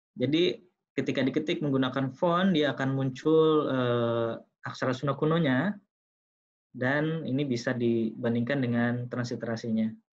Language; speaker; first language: Indonesian; non-native, local second language; Sundanese